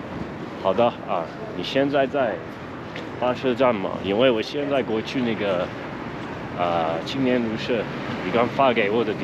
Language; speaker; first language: Chinese; non-native, fluent; English